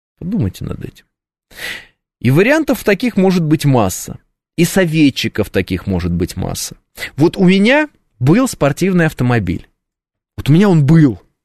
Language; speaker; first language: Russian; native; Russian